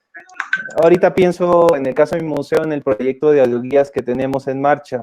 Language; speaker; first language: Spanish; native; Spanish